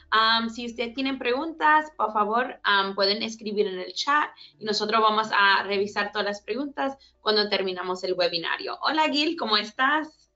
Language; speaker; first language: Spanish; early bilingual, heritage; Spanish